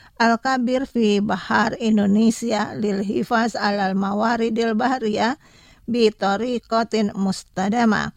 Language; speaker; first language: Arabic; non-native, fluent; Indonesian